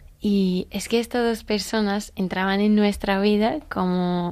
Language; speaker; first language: Spanish; non-native, learner; Georgian